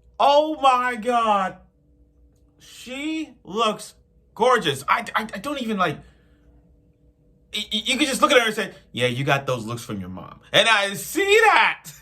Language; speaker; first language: English; native; English